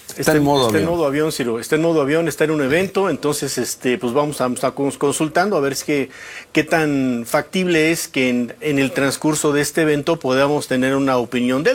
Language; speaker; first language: Spanish; native; Spanish